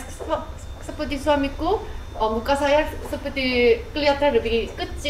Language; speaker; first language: Indonesian; non-native, learner; Korean